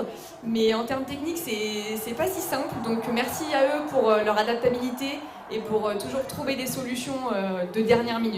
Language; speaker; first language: French; native; French